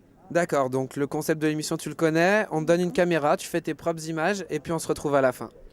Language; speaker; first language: French; native; French